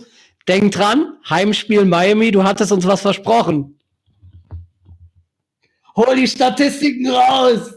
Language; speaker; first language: German; native; German